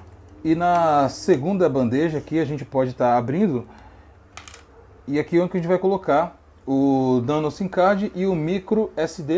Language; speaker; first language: Portuguese; native; Portuguese